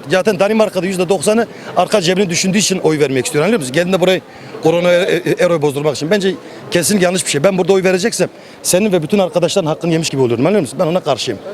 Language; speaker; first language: Turkish; native; Turkish